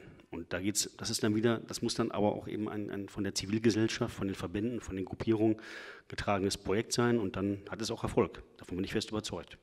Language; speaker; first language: German; native; German